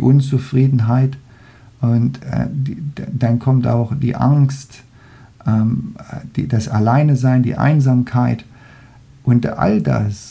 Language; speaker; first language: German; non-native, fluent; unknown